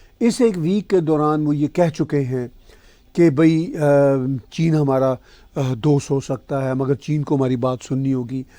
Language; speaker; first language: Urdu; native; Urdu